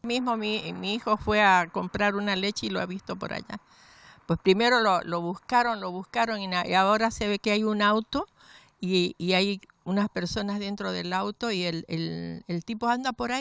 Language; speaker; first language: Spanish; native; Spanish